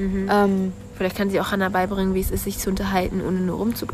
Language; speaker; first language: German; native; German